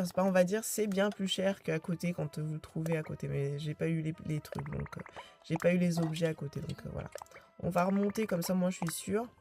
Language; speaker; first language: French; native; French